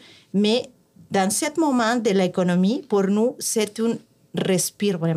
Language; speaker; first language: French; non-native, fluent; Spanish